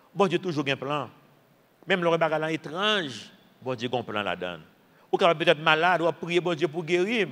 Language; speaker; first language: French; non-native, local second language; Haitian Creole